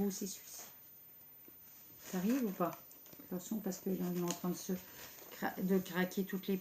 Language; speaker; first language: French; native; French